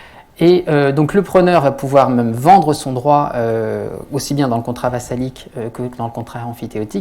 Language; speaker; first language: French; native; French